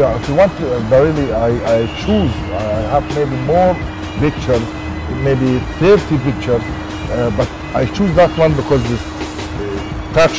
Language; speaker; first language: English; non-native, learner; Arabic